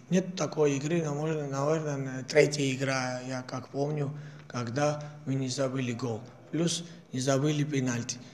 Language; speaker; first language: Russian; non-native, fluent; Georgian